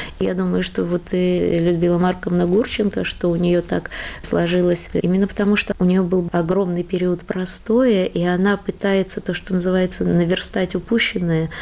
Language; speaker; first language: Russian; native; Russian